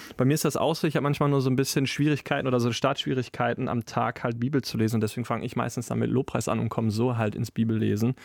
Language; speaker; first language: German; native; German